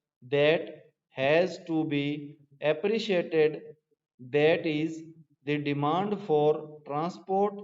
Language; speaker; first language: English; non-native, local second language; Hindi